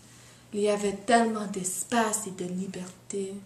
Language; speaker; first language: French; non-native, learner; English